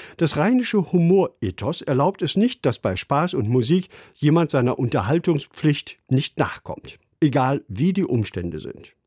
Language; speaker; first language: German; native; German